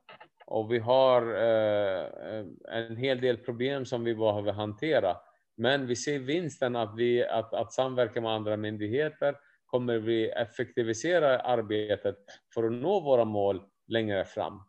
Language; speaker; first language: Swedish; non-native, fluent; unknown